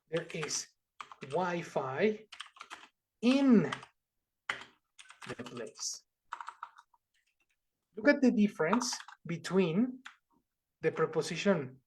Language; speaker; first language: English; non-native, fluent; Spanish